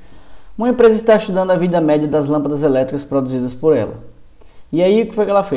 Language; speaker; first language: Portuguese; native; Portuguese